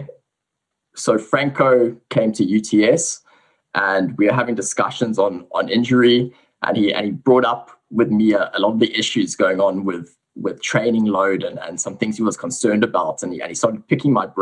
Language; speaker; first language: English; native; English